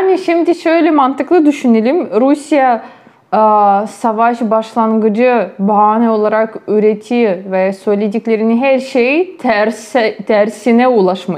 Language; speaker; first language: Turkish; non-native, fluent; Ukrainian